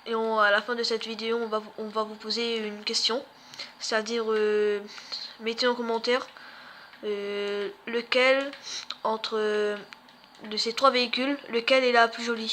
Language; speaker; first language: French; native; French